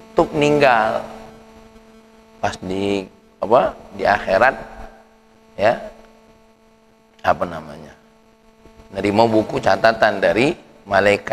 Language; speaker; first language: Indonesian; native; Indonesian